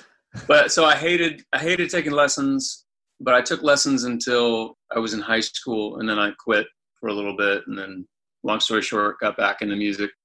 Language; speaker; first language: English; native; English